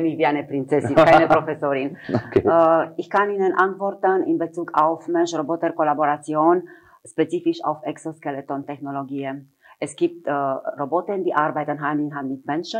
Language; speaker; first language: German; non-native, fluent; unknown